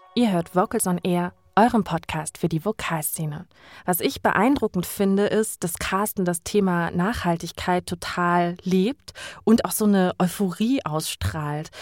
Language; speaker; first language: German; native; German